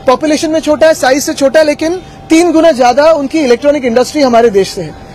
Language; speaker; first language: Hindi; non-native, local second language; Marathi